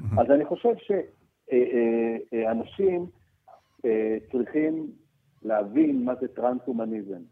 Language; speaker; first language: Hebrew; early bilingual, other home language; French